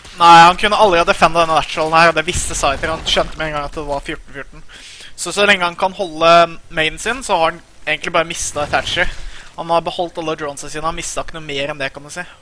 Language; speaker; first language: Norwegian; native; Norwegian